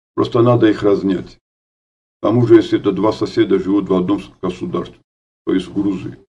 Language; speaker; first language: Russian; non-native, fluent; Georgian